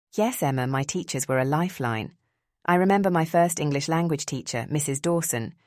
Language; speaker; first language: English; early bilingual, other home language; Spanish